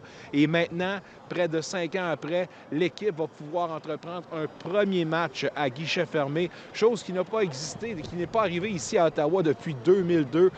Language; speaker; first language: French; native; French